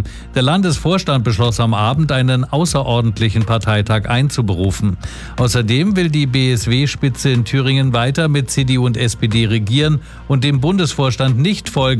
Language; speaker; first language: German; native; German